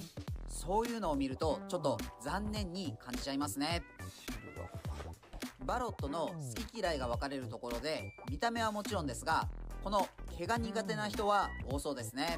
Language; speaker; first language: Japanese; native; Japanese